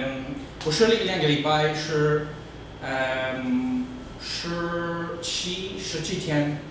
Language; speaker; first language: Chinese; non-native, learner; English